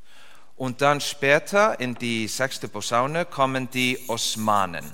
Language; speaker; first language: German; non-native, learner; Icelandic